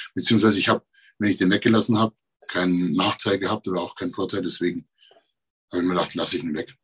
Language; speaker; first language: German; native; German